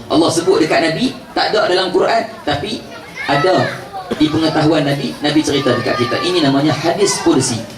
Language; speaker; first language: Malay; native; Malay